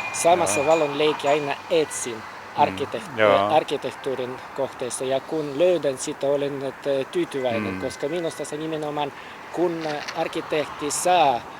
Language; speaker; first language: Finnish; non-native, fluent; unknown